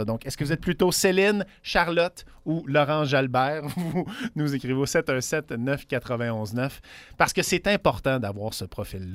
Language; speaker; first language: French; native; French